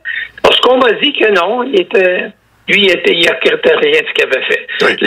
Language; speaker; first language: French; native; French